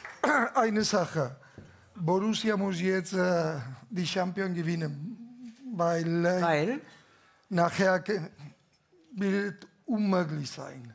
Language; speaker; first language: German; non-native, learner; Catalan